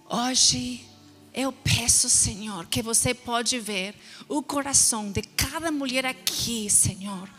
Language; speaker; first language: Portuguese; non-native, fluent; English